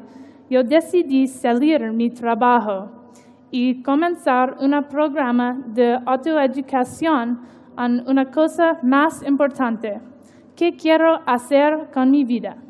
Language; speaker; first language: Spanish; non-native, learner; English